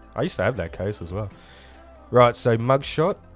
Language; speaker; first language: English; native; English